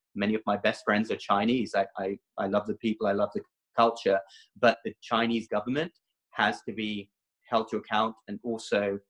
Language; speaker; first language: English; native; English